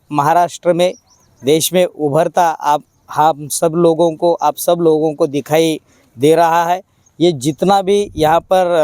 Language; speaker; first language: Hindi; non-native, local second language; Marathi